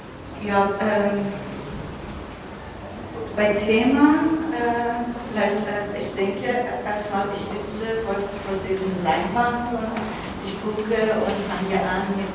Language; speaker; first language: German; non-native, learner; Persian